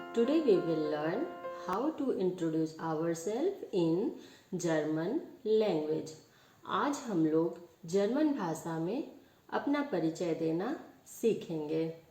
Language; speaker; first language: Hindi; native; Hindi